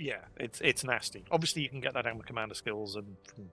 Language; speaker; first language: English; native; English